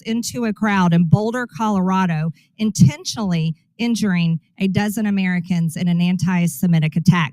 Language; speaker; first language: English; native; English